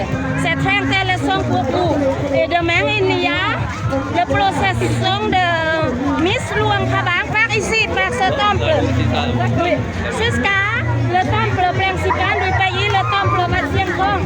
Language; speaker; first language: French; non-native, learner; Lao